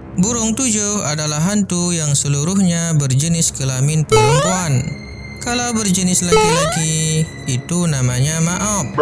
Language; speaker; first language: Malay; non-native, local second language; Achinese